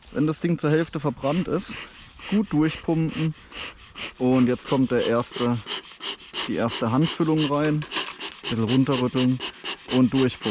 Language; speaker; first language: German; native; German